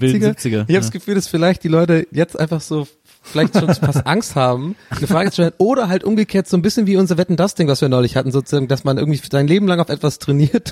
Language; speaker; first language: German; native; German